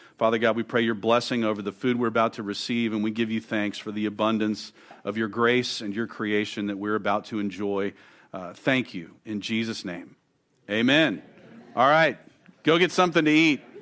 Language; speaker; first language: English; native; English